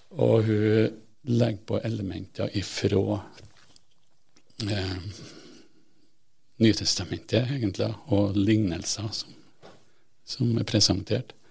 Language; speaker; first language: Norwegian; native; Norwegian